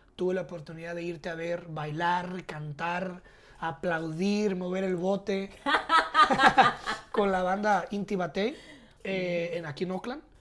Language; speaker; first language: Spanish; early bilingual, heritage; Spanish